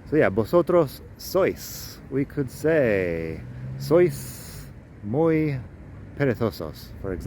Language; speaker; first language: Spanish; non-native, fluent; English